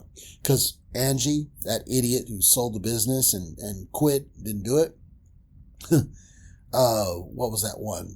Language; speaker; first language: English; native; English